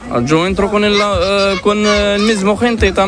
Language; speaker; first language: Spanish; non-native, learner; Arabic